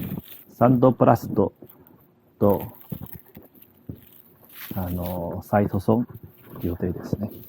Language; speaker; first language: Japanese; non-native, learner; Chinese